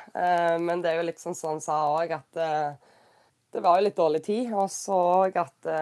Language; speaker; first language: Norwegian; native; Norwegian